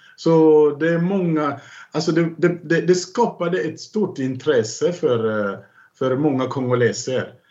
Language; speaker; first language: Swedish; non-native, fluent; Kongo